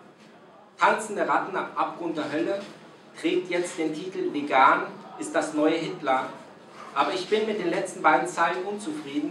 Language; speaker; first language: German; non-native, fluent; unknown